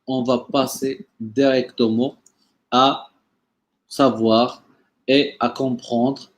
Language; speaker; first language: French; non-native, local second language; Arabic